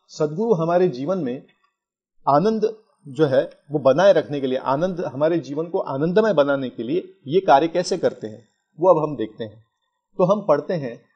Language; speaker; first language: Hindi; non-native, local second language; Marathi